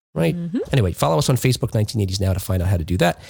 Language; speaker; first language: English; native; English